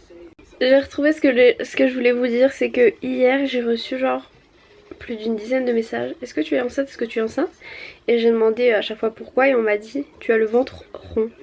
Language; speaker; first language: French; native; French